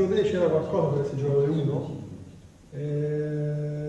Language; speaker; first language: Italian; native; Italian